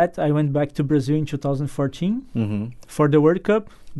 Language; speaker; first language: English; non-native, fluent; Portuguese